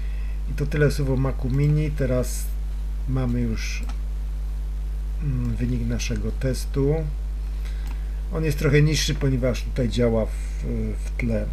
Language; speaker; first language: Polish; native; Polish